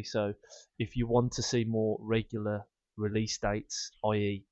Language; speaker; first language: English; native; English